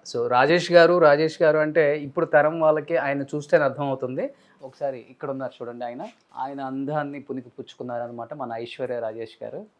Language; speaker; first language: Telugu; native; Telugu